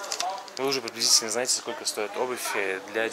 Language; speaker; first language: Russian; native; Russian